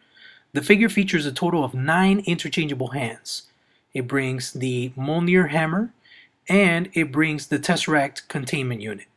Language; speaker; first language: English; native; English